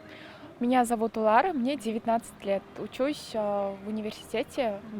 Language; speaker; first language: Russian; non-native, local second language; Kyrgyz